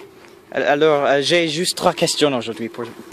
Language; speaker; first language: French; non-native, learner; English